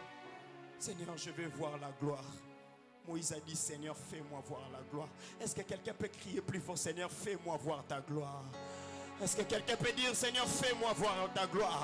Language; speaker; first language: French; non-native, local second language; Lingala